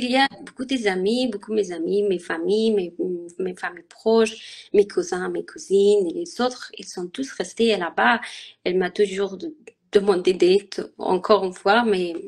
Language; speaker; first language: French; non-native, learner; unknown